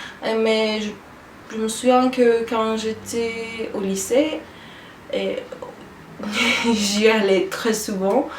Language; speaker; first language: French; non-native, learner; Turkish